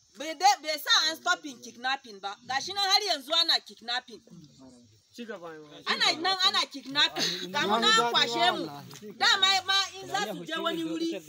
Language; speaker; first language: Hausa; non-native, local second language; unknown